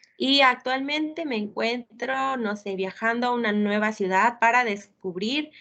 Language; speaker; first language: Spanish; native; Spanish